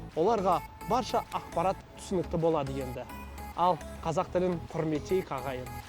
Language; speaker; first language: Kazakh; non-native, learner; English